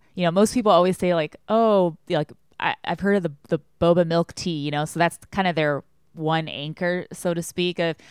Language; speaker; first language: English; non-native, fluent; Chinese